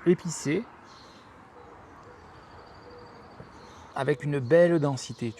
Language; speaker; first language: French; native; French